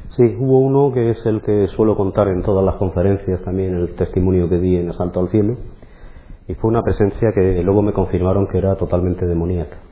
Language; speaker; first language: Spanish; native; Spanish